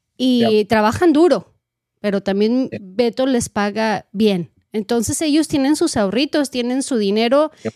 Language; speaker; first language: Spanish; native; Spanish